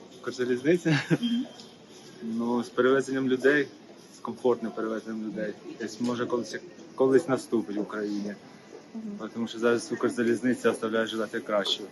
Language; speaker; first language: Ukrainian; non-native, local second language; Russian